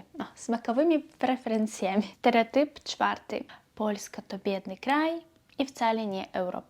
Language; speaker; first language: Polish; non-native, learner; Belarusian